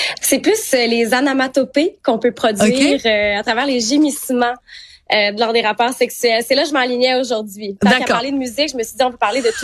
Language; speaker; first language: French; native; French